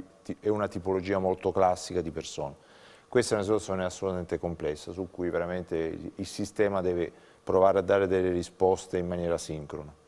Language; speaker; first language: Italian; native; Italian